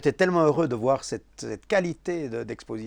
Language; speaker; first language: French; native; French